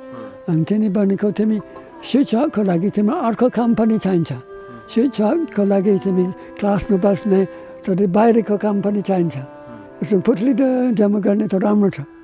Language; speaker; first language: Nepali; non-native, learner; English